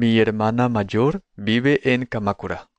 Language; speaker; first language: Spanish; non-native, fluent; Japanese